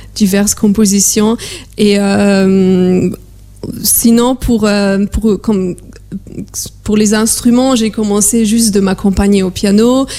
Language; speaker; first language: French; non-native, fluent; Polish